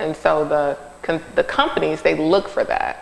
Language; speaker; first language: English; native; English